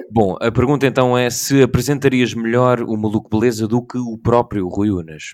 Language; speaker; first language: Portuguese; native; Portuguese